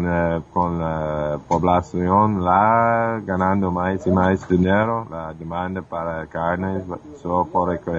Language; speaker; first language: Portuguese; non-native, fluent; English